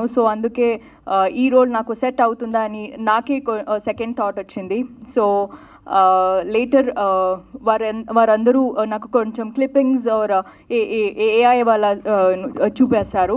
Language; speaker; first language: Telugu; non-native, learner; Kannada